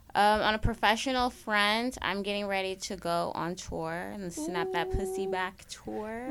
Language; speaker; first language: English; native; English